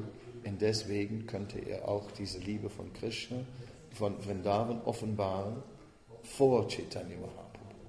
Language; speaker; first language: German; non-native, fluent; Dutch